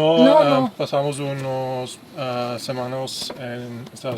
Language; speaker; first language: Spanish; non-native, learner; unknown